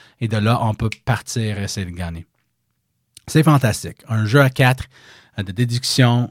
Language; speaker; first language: French; native; French